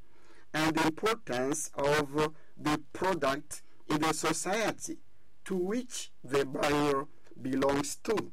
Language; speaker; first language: English; non-native, fluent; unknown